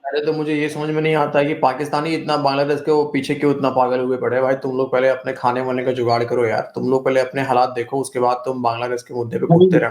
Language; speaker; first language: Hindi; native; Hindi